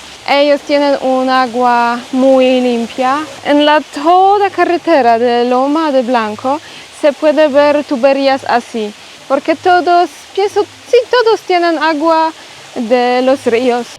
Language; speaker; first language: Spanish; non-native, learner; Polish